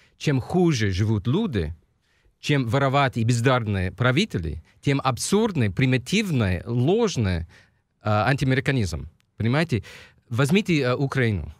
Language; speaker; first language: Russian; non-native, fluent; English